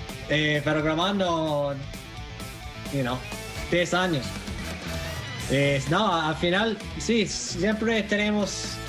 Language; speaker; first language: Spanish; non-native, fluent; English